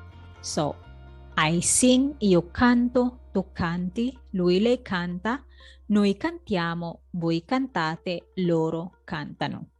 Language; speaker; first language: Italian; non-native, fluent; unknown